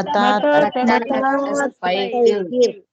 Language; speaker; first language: Arabic; non-native, learner; Tamil